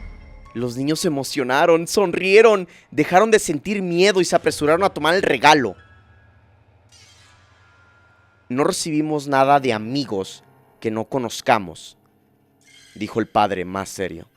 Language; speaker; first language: Spanish; native; Spanish